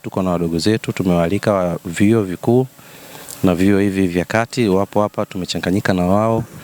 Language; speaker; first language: Swahili; native; Swahili